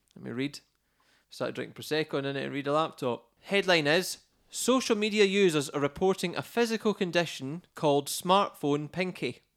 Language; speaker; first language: English; native; English